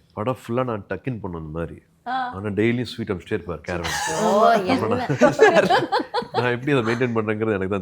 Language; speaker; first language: Tamil; native; Tamil